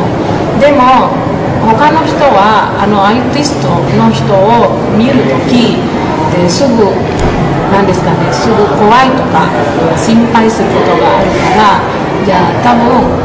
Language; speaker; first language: Japanese; non-native, fluent; Indonesian